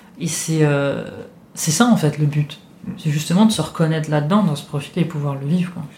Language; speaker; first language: French; non-native, fluent; Italian